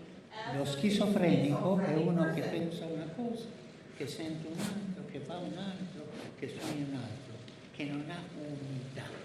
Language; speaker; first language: Italian; non-native, fluent; Spanish